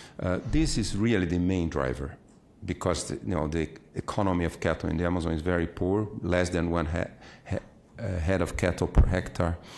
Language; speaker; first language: English; non-native, fluent; Portuguese